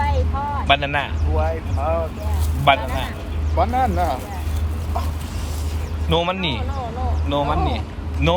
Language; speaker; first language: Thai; non-native, learner; English